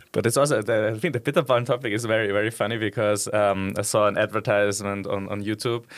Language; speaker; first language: English; non-native, fluent; German